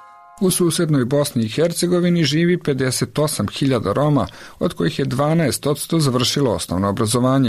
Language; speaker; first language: Croatian; native; Croatian